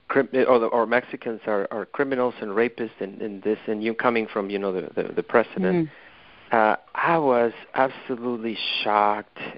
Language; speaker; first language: English; non-native, fluent; Spanish